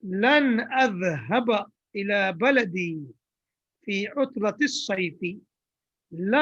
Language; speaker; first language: Arabic; non-native, fluent; English